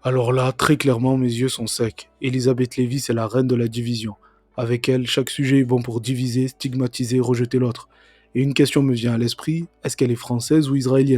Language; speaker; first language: French; native; French